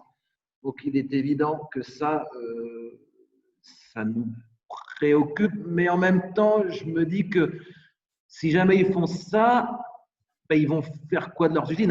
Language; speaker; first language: French; native; French